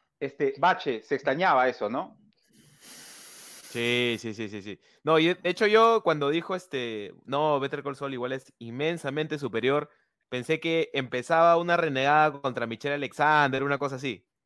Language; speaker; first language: Spanish; native; Spanish